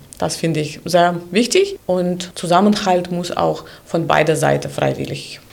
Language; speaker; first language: German; non-native, fluent; Russian